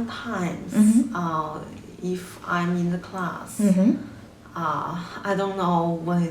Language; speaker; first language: English; non-native, learner; Chinese